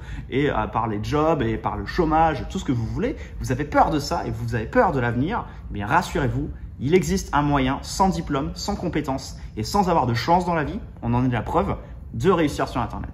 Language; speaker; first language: French; native; French